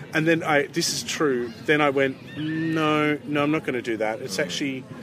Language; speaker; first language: English; native; English